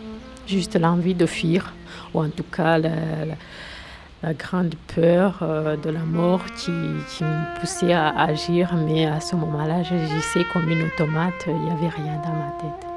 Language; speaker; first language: French; non-native, local second language; Kinyarwanda